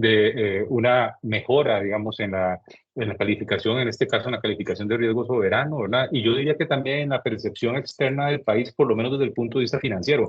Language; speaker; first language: Spanish; native; Spanish